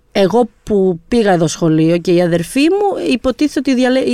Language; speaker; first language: Greek; early bilingual, other home language; Albanian